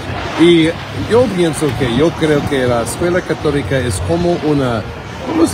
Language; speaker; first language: Spanish; non-native, fluent; English